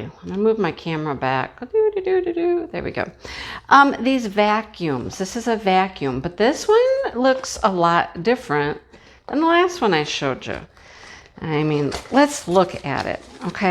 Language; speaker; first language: English; native; English